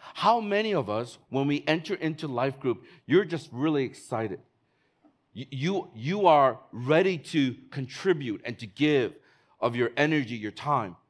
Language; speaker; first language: English; native; English